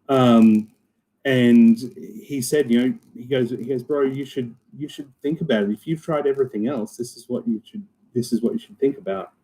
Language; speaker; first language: English; native; English